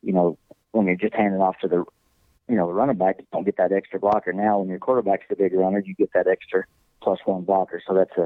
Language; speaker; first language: English; native; English